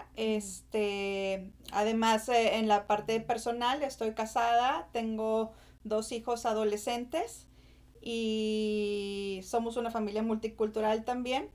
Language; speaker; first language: Spanish; native; Spanish